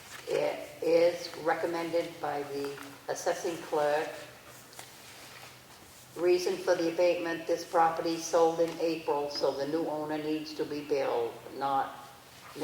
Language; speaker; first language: English; native; English